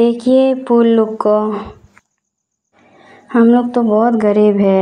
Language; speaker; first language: Hindi; non-native, local second language; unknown